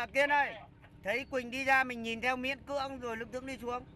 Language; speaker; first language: Vietnamese; native; Vietnamese